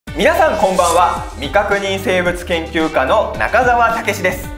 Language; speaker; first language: Japanese; native; Japanese